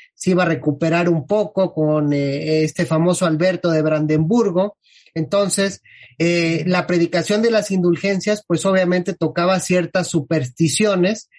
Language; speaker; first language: Spanish; native; Spanish